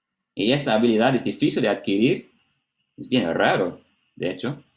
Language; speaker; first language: Spanish; non-native, fluent; Portuguese